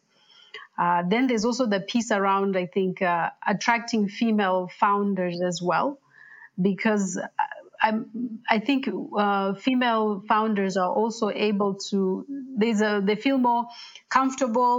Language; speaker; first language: English; non-native, local second language; Shona